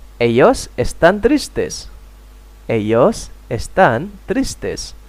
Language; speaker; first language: Spanish; non-native, fluent; Indonesian